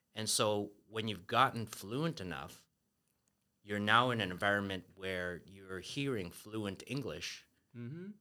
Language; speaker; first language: English; native; English